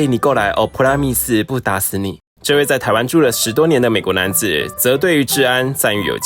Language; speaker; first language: Chinese; native; Chinese